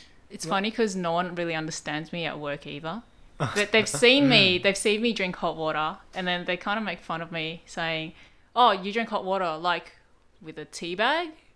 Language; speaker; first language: English; early bilingual, other home language; Cantonese